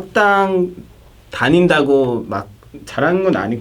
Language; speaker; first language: Korean; non-native, fluent; Kinyarwanda